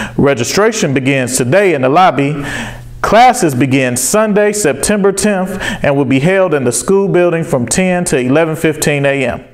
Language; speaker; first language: English; native; English